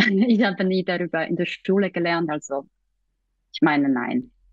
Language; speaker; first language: German; non-native, fluent; Polish